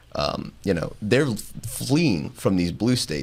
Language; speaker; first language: English; native; English